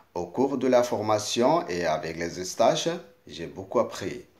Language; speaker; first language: French; non-native, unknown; Arabic